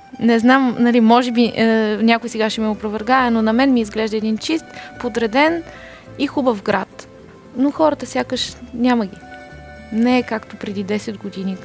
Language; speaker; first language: Bulgarian; native; Bulgarian